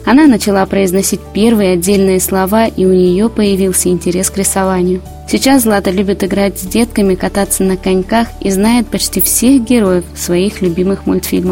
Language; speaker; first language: Russian; native; Russian